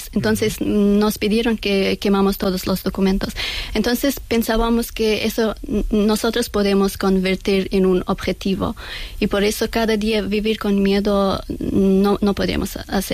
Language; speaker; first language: Spanish; non-native, learner; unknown